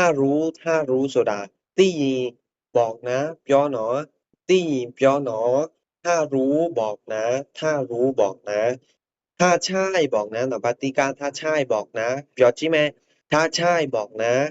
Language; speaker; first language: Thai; non-native, fluent; Burmese